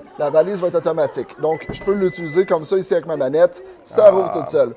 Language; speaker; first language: French; native; French